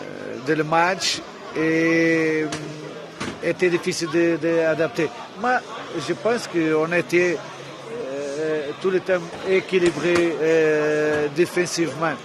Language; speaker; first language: French; non-native, fluent; Portuguese